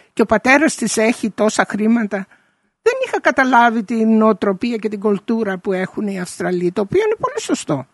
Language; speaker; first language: Greek; early bilingual, heritage; Greek